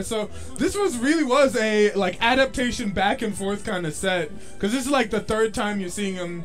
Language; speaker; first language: English; native; English